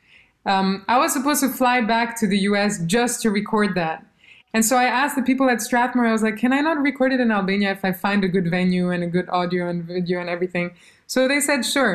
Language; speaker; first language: English; non-native, fluent; Albanian